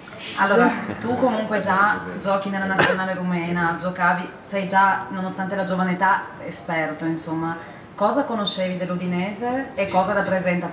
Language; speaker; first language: Italian; native; Italian